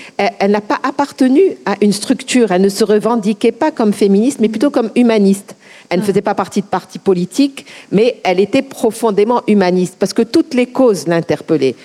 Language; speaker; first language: French; non-native, local second language; Arabic